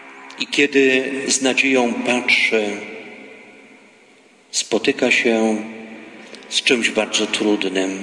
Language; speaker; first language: Polish; native; Polish